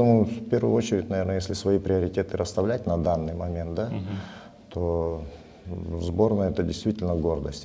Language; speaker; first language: Russian; native; Russian